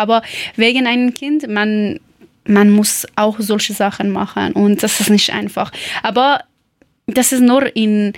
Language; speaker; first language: German; non-native, learner; Persian